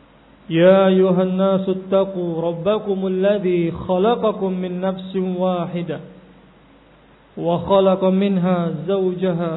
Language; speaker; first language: Arabic; non-native, fluent; Indonesian